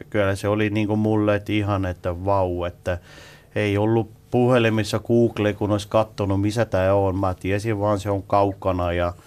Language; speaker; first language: Finnish; non-native, fluent; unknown